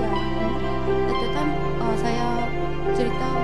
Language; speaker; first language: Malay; non-native, fluent; Korean